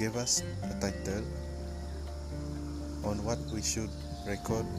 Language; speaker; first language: English; non-native, local second language; Malay